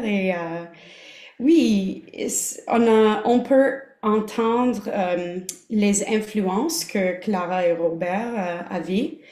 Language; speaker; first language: French; non-native, local second language; English